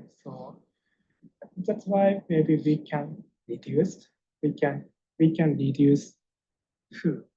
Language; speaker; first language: English; non-native, fluent; Japanese